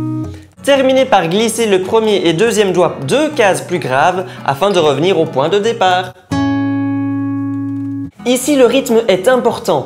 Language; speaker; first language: French; native; French